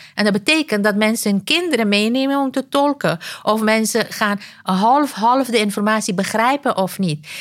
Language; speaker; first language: Dutch; non-native, fluent; Persian